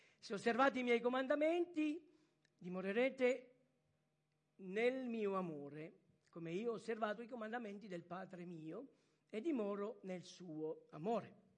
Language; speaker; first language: Italian; early bilingual, heritage; French